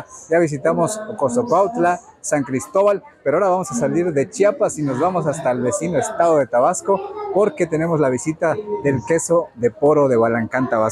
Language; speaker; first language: Spanish; native; Spanish